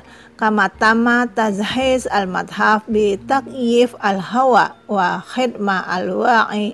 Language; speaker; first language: Arabic; non-native, fluent; Indonesian